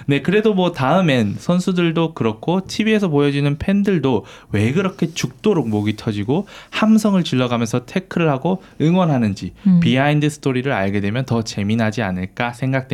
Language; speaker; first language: Korean; native; Korean